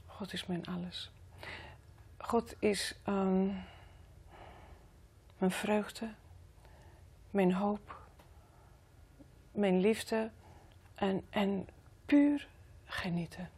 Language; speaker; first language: Dutch; non-native, fluent; Greek